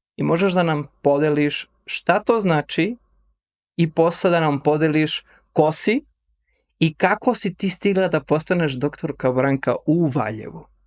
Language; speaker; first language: Serbian; early bilingual, heritage; Serbian